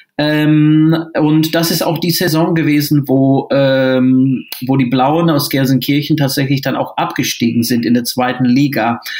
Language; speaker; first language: German; non-native, fluent; English